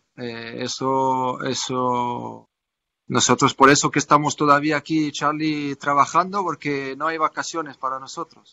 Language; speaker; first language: Spanish; non-native, fluent; French